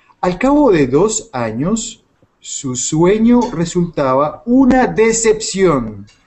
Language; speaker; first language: Spanish; native; Spanish